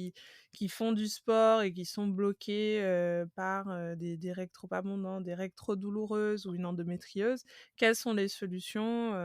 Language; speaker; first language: French; native; French